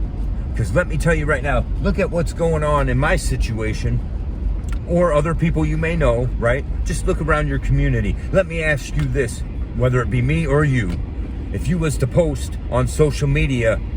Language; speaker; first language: English; native; English